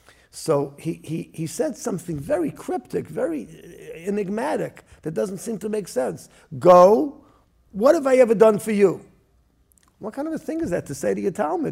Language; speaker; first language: English; early bilingual, other home language; Yiddish